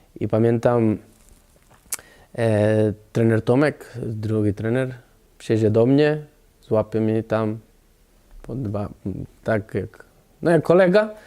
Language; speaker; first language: Polish; non-native, learner; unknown